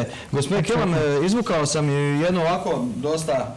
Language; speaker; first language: Croatian; native; Croatian